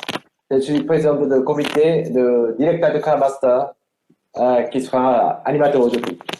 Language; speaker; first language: French; non-native, learner; Japanese